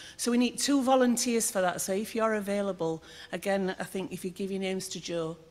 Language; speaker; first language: English; native; English